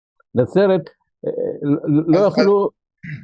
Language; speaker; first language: Hebrew; non-native, local second language; Arabic